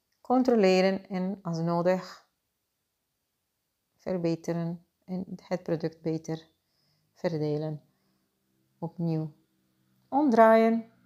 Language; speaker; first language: Dutch; non-native, fluent; Spanish